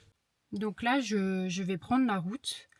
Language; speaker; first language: French; native; French